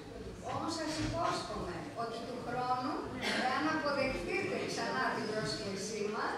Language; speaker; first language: Greek; native; Greek